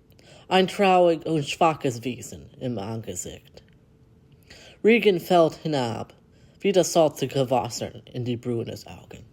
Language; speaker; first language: German; non-native, learner; English